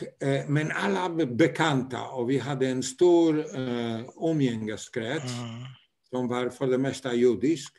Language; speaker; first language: Swedish; non-native, fluent; Polish